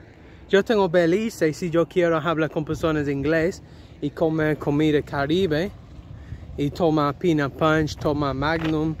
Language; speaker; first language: Spanish; non-native, learner; English